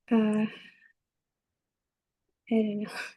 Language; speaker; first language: English; non-native, learner; Indonesian